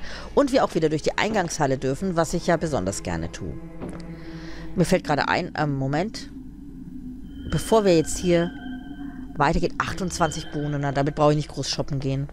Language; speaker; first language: German; native; German